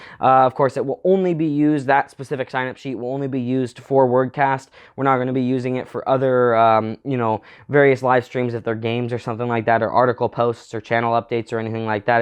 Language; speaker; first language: English; native; English